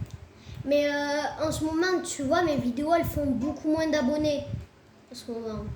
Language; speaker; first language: French; native; French